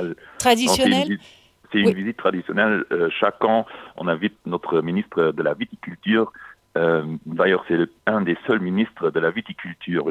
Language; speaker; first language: French; non-native, local second language; Luxembourgish